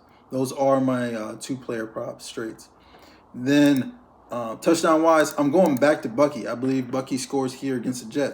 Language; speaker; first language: English; native; English